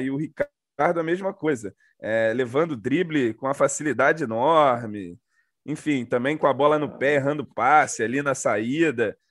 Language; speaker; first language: Portuguese; native; Portuguese